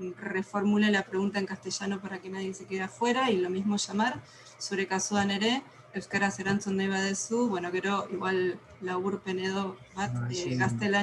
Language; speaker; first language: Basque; non-native, fluent; Spanish